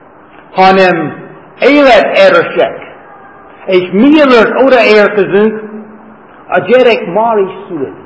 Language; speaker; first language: Hungarian; non-native, fluent; English